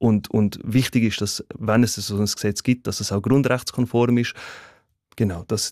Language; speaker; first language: German; early bilingual, other home language; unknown